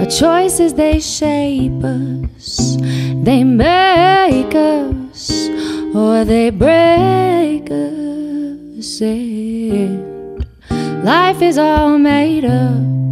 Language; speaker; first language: English; native; English